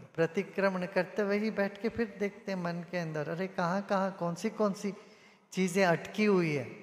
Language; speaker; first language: Hindi; non-native, local second language; Tamil